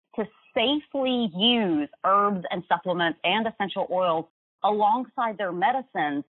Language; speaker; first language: English; native; English